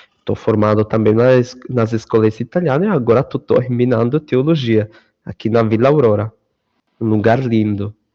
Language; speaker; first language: Portuguese; non-native, fluent; Romany